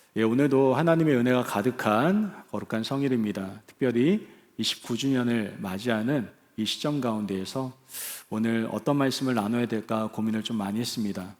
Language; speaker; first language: Korean; native; Korean